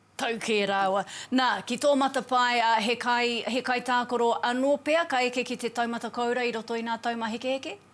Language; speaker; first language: Māori; native; Māori